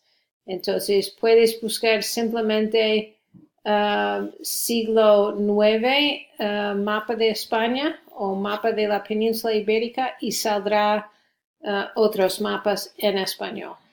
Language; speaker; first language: Spanish; non-native, fluent; English